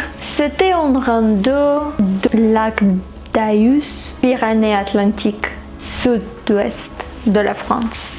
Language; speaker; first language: French; non-native, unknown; Ukrainian